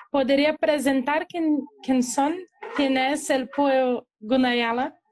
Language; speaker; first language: Spanish; non-native, local second language; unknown